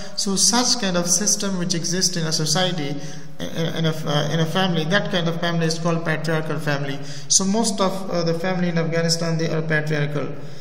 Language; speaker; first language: English; non-native, fluent; Persian